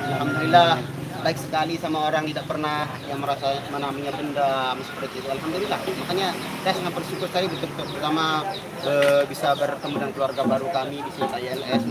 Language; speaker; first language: Indonesian; non-native, local second language; Sasak